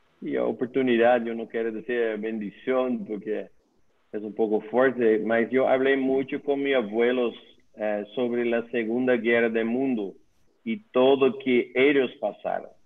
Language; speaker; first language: Spanish; non-native, learner; Dutch